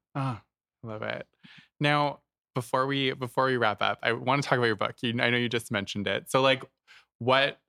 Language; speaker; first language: English; native; English